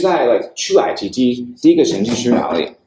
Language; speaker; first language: Chinese; non-native, fluent; English